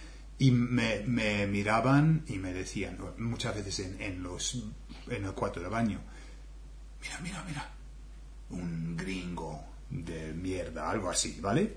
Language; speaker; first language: Spanish; non-native, fluent; English